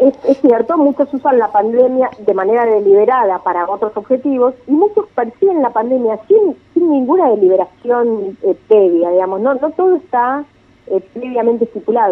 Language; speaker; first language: Spanish; native; Spanish